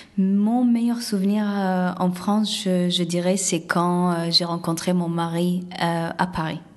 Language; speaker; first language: French; non-native, fluent; Arabic